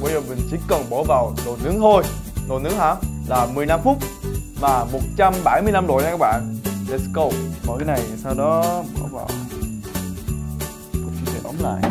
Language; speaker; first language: Vietnamese; non-native, fluent; Korean